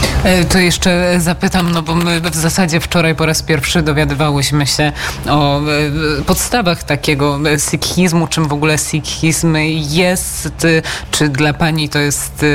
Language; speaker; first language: Polish; native; Polish